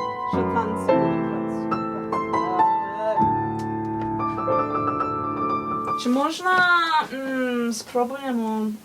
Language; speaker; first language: Ukrainian; early bilingual, heritage; English